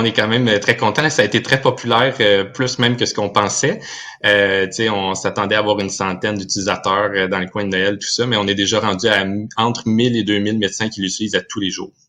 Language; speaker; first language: French; native; French